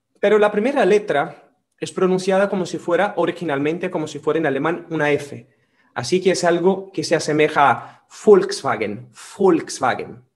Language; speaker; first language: Spanish; non-native, fluent; Portuguese